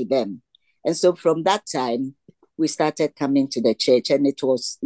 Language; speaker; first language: English; non-native, local second language; Ga